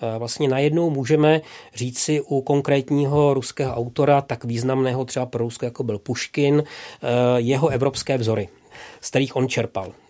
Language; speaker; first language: Czech; native; Czech